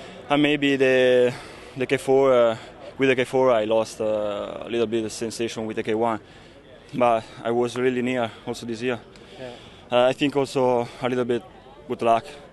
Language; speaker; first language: English; non-native, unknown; Italian